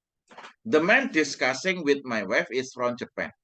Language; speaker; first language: English; non-native, fluent; Indonesian